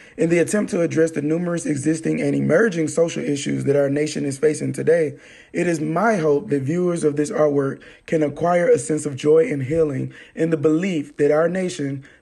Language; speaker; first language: English; native; English